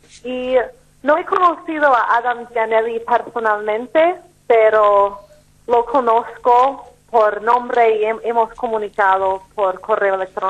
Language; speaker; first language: Spanish; non-native, fluent; English